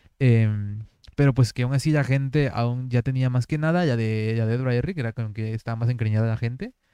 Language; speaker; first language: Spanish; native; Spanish